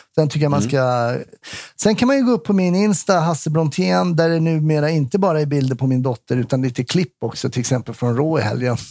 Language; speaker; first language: Swedish; native; Swedish